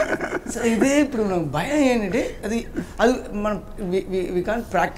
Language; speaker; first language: Telugu; non-native, learner; Tamil